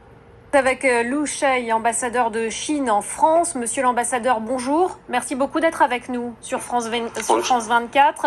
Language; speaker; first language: French; native; French